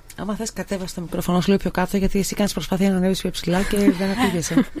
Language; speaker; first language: Greek; native; Greek